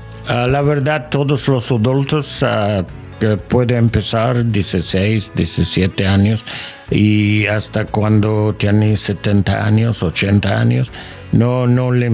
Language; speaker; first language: Spanish; non-native, learner; English